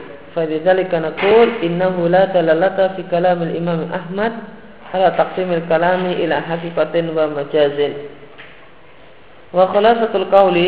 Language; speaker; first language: Arabic; non-native, fluent; Indonesian